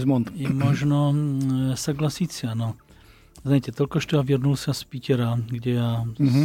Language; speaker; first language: Russian; non-native, learner; Slovak